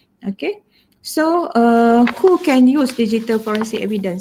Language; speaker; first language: English; non-native, local second language; Malay